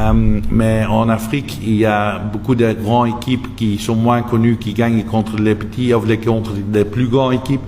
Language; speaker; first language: French; non-native, local second language; Dutch